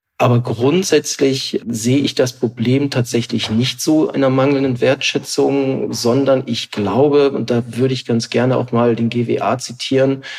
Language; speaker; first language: German; native; German